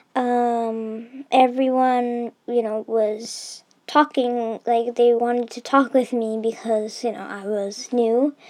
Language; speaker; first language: English; early bilingual, heritage; English